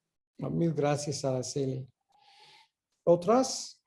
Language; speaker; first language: Spanish; non-native, fluent; English